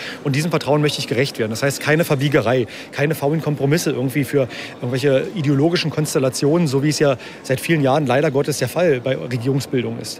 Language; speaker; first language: German; native; German